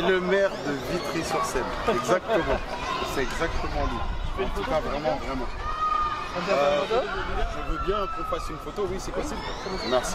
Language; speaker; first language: French; native; French